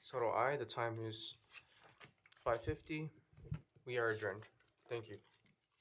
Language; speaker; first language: English; native; English